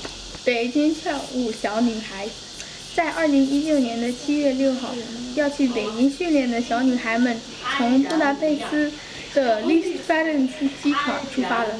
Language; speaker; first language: Chinese; early bilingual, heritage; Chinese